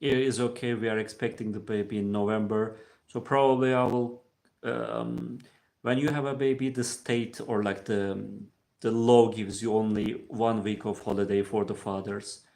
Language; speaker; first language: English; non-native, fluent; Turkish